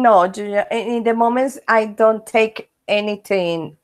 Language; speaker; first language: English; non-native, learner; Spanish